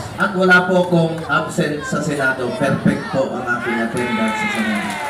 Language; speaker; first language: Filipino; non-native, local second language; Cebuano